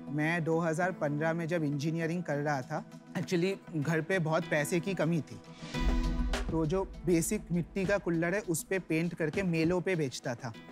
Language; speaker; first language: Hindi; non-native, local second language; Bangla